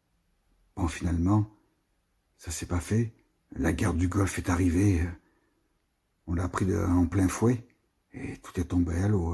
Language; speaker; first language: French; native; French